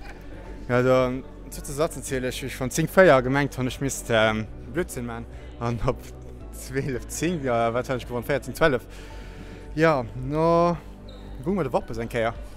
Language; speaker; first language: German; non-native, local second language; Luxembourgish